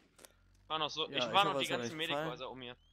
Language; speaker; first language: German; native; German